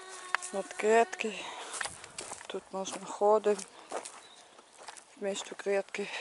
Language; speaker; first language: Russian; non-native, learner; German